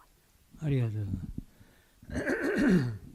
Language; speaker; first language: Japanese; non-native, learner; Bangla